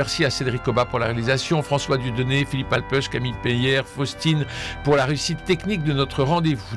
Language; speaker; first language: French; native; French